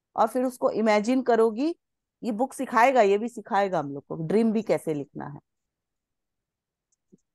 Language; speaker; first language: Hindi; non-native, local second language; Bangla